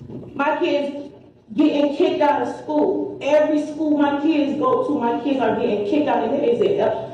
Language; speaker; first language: English; native; English